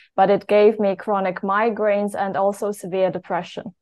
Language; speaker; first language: English; non-native, fluent; Polish